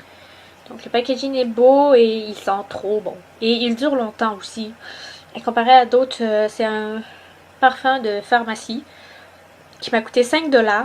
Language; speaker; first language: French; native; French